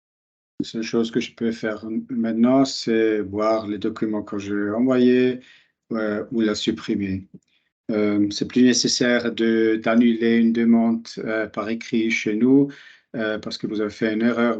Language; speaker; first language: French; non-native, local second language; German